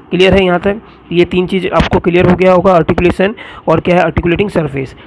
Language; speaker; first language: Hindi; non-native, local second language; Bangla